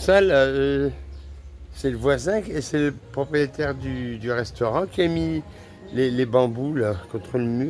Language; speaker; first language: French; native; French